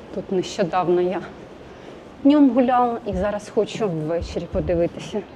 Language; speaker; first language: Ukrainian; non-native, local second language; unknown